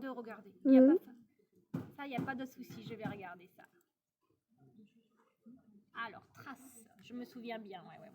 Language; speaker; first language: French; native; French